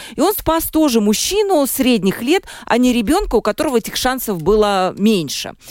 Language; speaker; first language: Russian; native; Russian